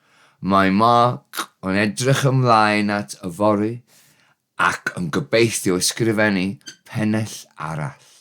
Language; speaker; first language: Welsh; non-native, learner; English